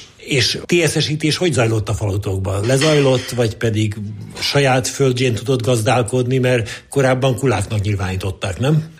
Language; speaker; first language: Hungarian; native; Hungarian